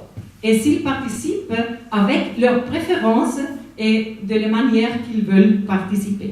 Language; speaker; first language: French; non-native, fluent; Spanish